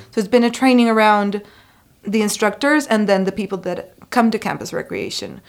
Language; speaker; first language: English; non-native, fluent; Spanish